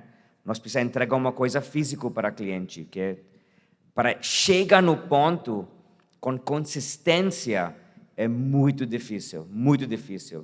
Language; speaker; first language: Portuguese; non-native, fluent; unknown